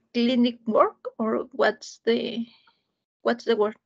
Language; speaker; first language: English; non-native, learner; Spanish